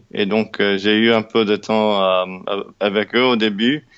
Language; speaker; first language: French; non-native, fluent; English